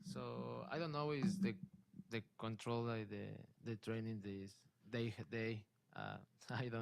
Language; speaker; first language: English; non-native, learner; Spanish